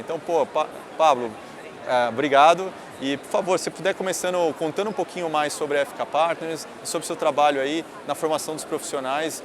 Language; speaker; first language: Portuguese; native; Portuguese